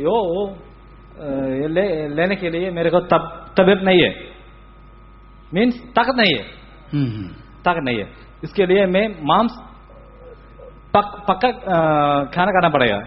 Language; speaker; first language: Hindi; non-native, local second language; Malayalam